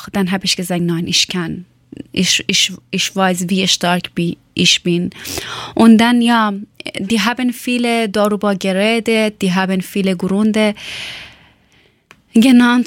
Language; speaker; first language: German; non-native, learner; Persian